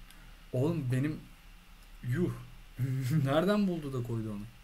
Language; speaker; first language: Turkish; native; Turkish